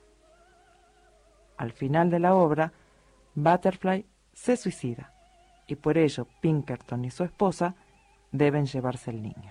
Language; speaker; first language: Spanish; native; Spanish